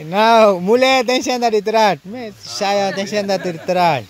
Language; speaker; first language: Portuguese; non-native, learner; Vietnamese